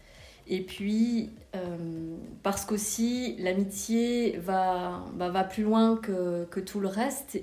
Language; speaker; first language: French; native; French